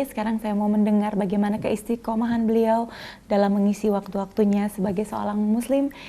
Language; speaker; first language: Indonesian; native; Indonesian